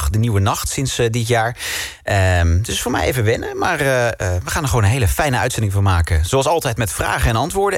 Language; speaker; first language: Dutch; native; Dutch